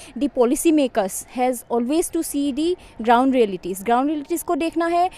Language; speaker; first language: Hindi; non-native, local second language; Assamese